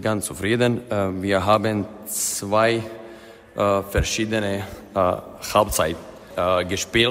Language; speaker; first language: German; non-native, fluent; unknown